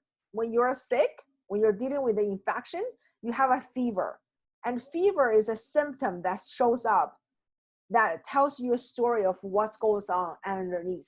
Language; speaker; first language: English; non-native, fluent; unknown